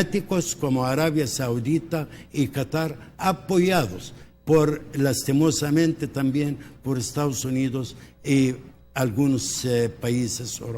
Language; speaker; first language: Spanish; early bilingual, heritage; Spanish